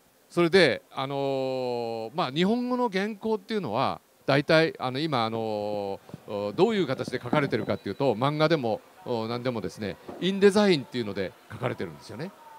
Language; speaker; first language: Japanese; native; Japanese